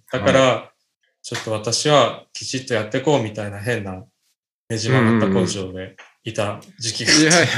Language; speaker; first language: Japanese; native; Japanese